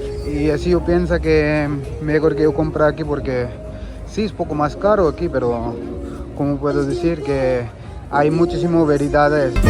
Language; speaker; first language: Spanish; non-native, learner; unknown